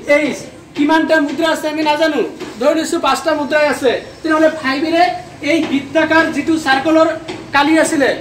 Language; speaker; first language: Assamese; non-native, local second language; Bangla